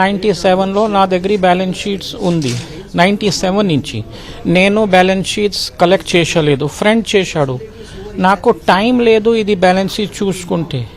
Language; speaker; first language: Telugu; early bilingual, heritage; Telugu